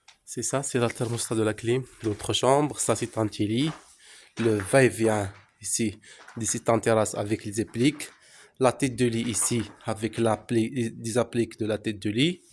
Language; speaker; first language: French; non-native, local second language; Arabic